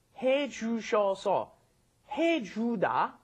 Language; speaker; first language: Korean; non-native, fluent; English